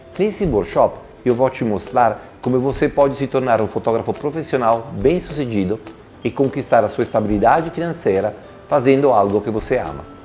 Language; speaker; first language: Portuguese; non-native, fluent; Italian